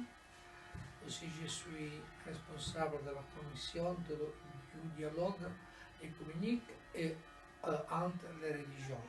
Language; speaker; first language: French; non-native, fluent; Italian